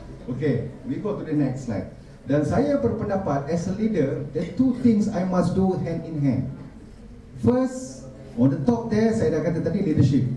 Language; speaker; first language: English; non-native, local second language; Malay